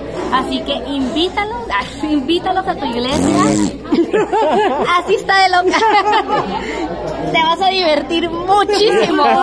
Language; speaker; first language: Spanish; native; Spanish